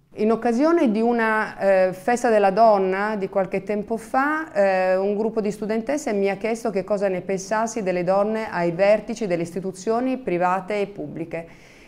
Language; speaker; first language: Italian; native; Italian